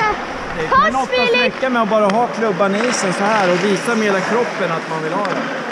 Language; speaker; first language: Swedish; native; Swedish